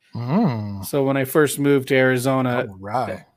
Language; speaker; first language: English; native; English